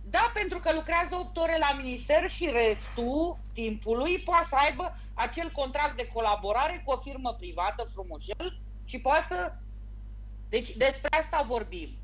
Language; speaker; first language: Romanian; native; Romanian